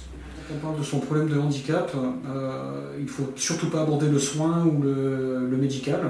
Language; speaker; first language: French; native; French